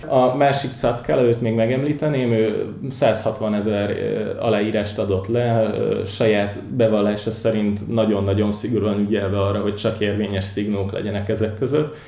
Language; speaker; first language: Hungarian; native; Hungarian